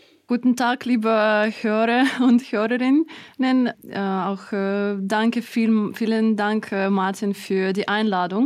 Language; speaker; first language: German; non-native, fluent; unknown